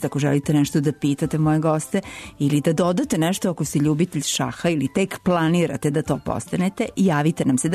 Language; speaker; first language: Serbian; native; Serbian